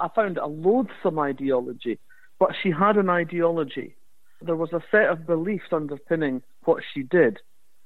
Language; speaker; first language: English; native; English